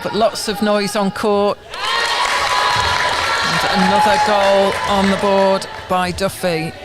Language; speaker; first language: English; native; English